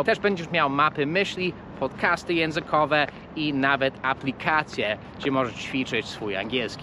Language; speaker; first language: Polish; non-native, fluent; English